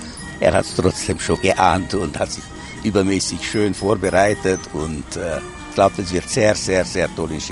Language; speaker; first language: German; native; German